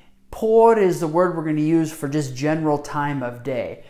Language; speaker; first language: English; native; English